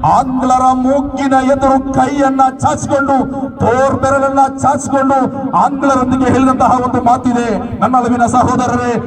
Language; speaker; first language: Kannada; non-native, local second language; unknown